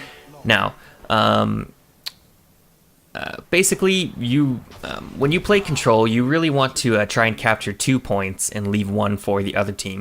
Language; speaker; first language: English; native; English